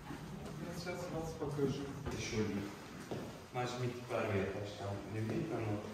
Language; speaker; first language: Russian; non-native, learner; Turkish